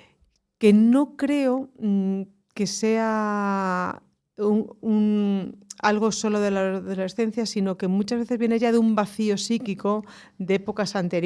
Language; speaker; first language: Spanish; native; Spanish